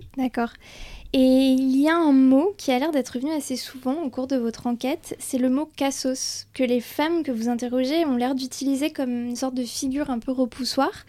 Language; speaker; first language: French; native; French